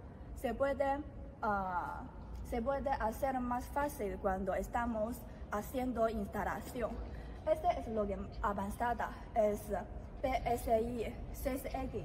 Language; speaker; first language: Spanish; non-native, learner; Chinese